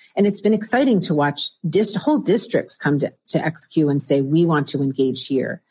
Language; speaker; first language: English; native; English